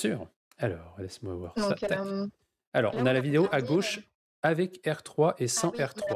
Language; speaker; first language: French; native; French